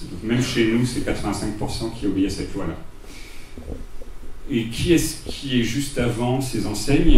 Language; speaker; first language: French; native; French